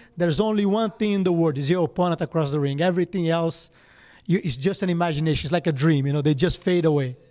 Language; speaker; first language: English; non-native, fluent; Portuguese